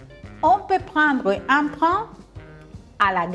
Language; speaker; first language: French; non-native, fluent; Spanish